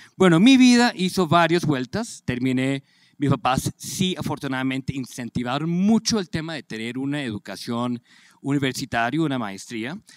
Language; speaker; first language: Spanish; native; Spanish